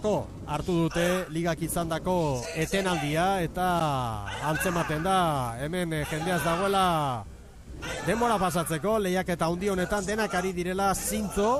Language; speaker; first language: Basque; native; Basque